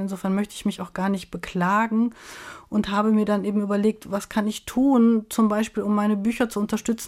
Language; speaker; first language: German; native; German